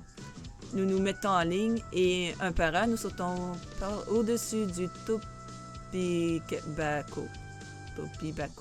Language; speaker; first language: French; native; French